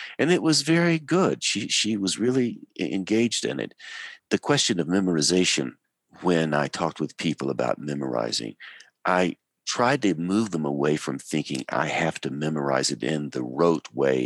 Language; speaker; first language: English; native; English